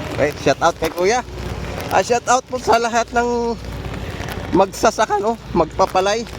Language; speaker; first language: Filipino; non-native, local second language; Cebuano